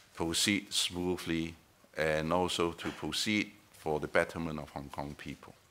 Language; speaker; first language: English; non-native, local second language; Cantonese